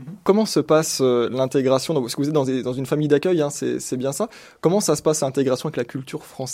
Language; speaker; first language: French; native; French